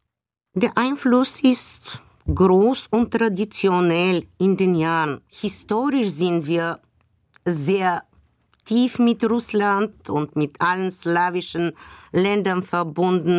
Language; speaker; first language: German; non-native, fluent; Bulgarian